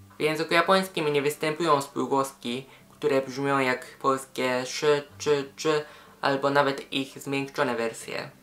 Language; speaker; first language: Polish; non-native, fluent; Japanese